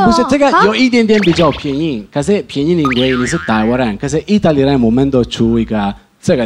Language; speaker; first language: Chinese; non-native, learner; Italian